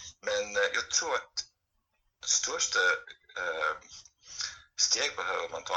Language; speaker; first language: Swedish; non-native, fluent; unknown